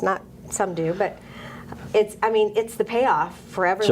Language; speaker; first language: English; native; English